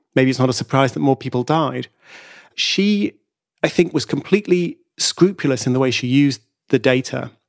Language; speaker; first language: English; native; English